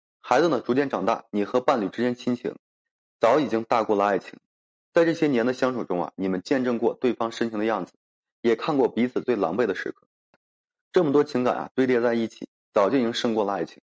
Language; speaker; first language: Chinese; native; Chinese